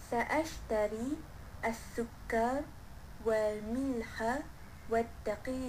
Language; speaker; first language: Arabic; non-native, learner; Malay